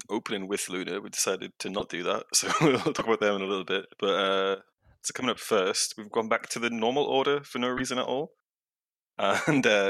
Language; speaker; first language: English; native; English